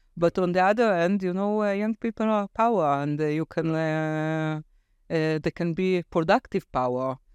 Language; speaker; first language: English; non-native, fluent; Hebrew